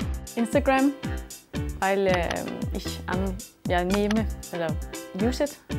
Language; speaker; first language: German; non-native, learner; Danish